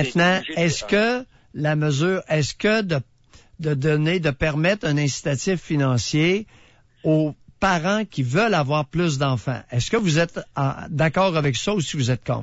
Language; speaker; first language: French; native; French